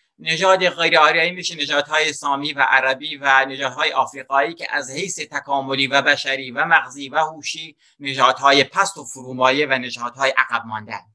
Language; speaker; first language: Persian; non-native, local second language; Kurdish